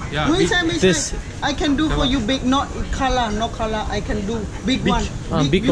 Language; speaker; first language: English; non-native, learner; Turkish